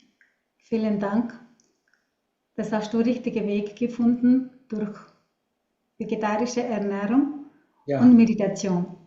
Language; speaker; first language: German; non-native, learner; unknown